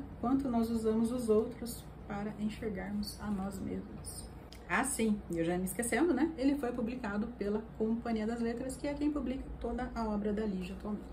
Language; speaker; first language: Portuguese; native; Portuguese